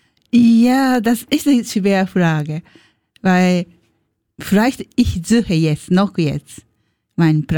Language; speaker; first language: German; non-native, learner; Japanese